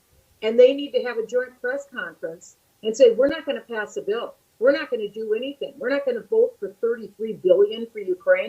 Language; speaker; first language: English; native; English